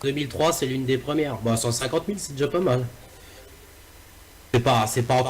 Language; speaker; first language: French; native; French